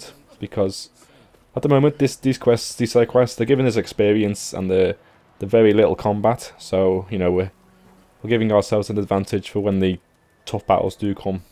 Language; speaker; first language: English; native; English